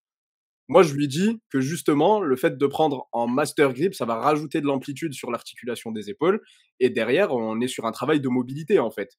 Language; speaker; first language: French; native; French